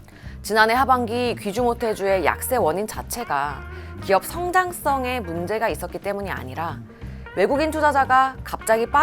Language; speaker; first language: Korean; native; Korean